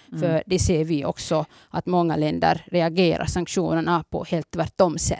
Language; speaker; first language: Swedish; early bilingual, other home language; Somali